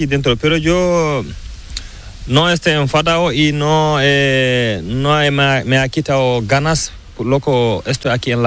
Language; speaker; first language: Spanish; non-native, learner; Fula